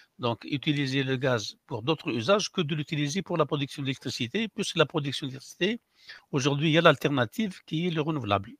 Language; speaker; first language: French; non-native, local second language; Arabic